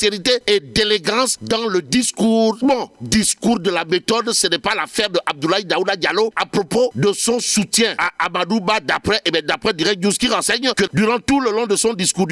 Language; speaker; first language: French; non-native, local second language; Wolof